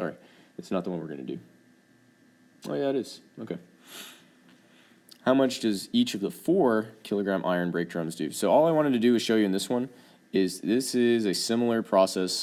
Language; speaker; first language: English; native; English